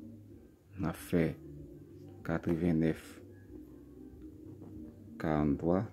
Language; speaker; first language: French; non-native, learner; Haitian Creole